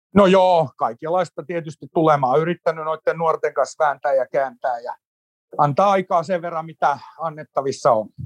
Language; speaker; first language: Finnish; native; Finnish